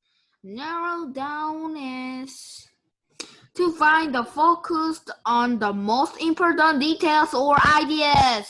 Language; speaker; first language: English; non-native, learner; Korean